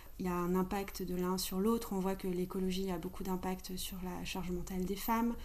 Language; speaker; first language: French; native; French